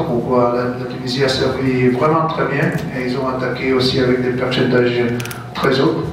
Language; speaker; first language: French; non-native, fluent; Turkish